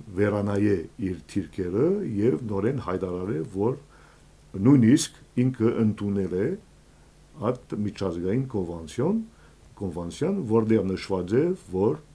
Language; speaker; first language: Armenian; early bilingual, heritage; Armenian